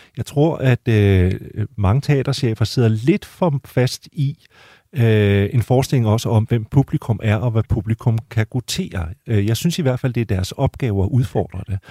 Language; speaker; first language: Danish; native; Danish